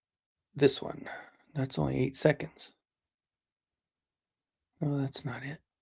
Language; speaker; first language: English; native; English